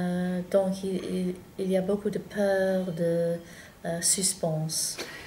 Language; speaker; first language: French; non-native, fluent; English